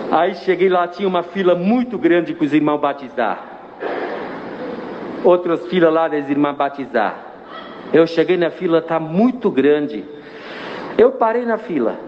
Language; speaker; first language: Portuguese; non-native, fluent; Arabic